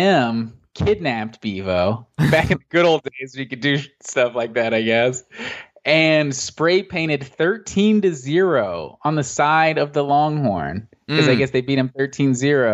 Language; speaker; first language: English; native; English